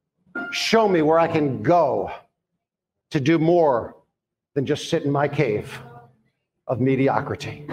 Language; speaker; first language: English; native; English